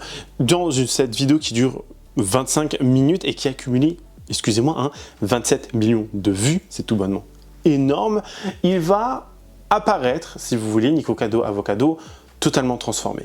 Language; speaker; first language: French; native; French